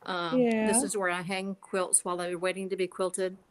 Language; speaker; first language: English; native; English